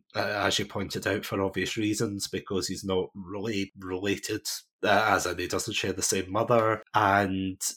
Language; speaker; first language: English; native; English